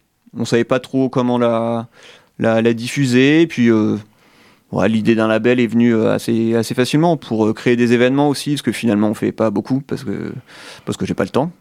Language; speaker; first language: French; native; French